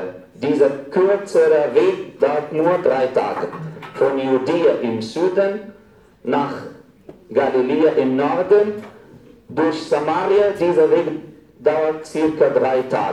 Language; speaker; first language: German; non-native, fluent; Arabic